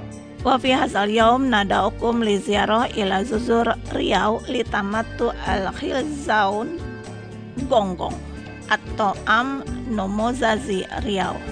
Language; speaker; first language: Arabic; non-native, fluent; Indonesian